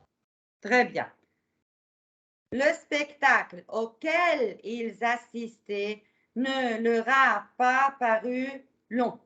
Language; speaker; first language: French; non-native, fluent; Arabic